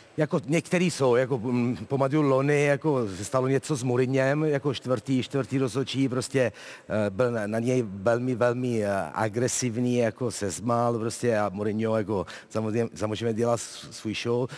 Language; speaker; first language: Czech; non-native, fluent; Italian